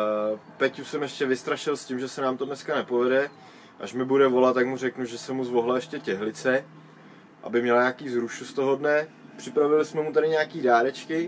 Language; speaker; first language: Czech; native; Czech